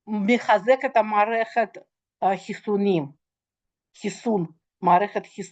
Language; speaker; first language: Hebrew; non-native, fluent; Russian